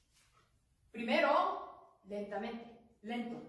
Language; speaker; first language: Spanish; non-native, learner; Korean